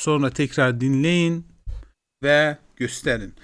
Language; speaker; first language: Turkish; non-native, fluent; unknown